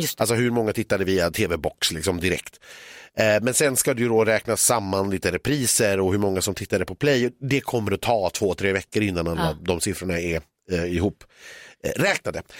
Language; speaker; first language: Swedish; native; Swedish